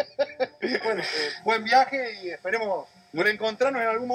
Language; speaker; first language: Spanish; native; Spanish